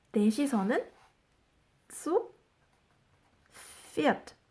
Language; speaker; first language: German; non-native, fluent; Korean